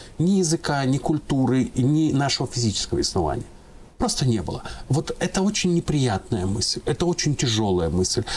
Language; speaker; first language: Russian; non-native, local second language; Ingush